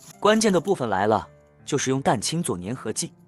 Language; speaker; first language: Chinese; native; Chinese